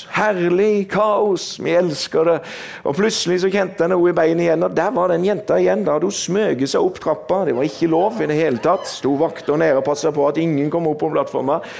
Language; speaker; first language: Norwegian; native; Norwegian